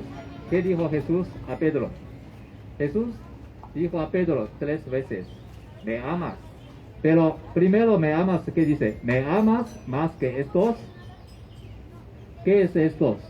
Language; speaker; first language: Spanish; non-native, learner; Chinese